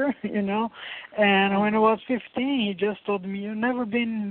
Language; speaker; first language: English; non-native, fluent; Portuguese